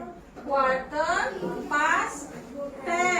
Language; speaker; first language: English; non-native, learner; Indonesian